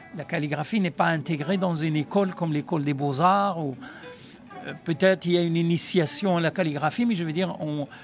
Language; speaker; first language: French; non-native, local second language; Arabic